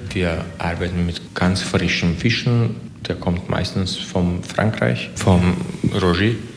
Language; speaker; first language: German; non-native, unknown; Hungarian